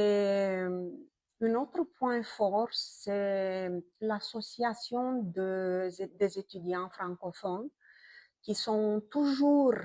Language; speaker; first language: French; non-native, fluent; Romanian